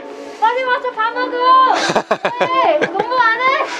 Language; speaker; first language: Korean; non-native, fluent; Cantonese